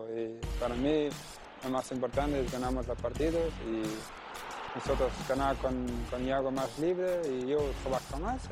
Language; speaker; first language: Spanish; non-native, learner; Danish